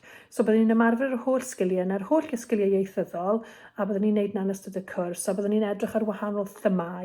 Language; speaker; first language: Welsh; native; Welsh